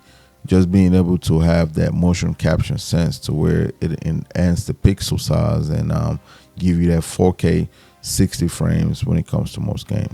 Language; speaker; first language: English; native; English